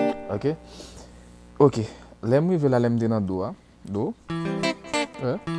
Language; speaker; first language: French; non-native, learner; Haitian Creole